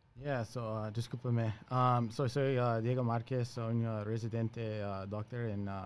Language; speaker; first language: Spanish; early bilingual, heritage; Spanish